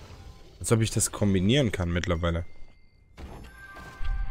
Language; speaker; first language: German; native; German